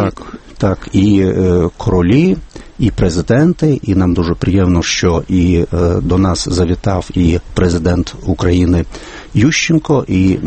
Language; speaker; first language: Ukrainian; non-native, fluent; Lithuanian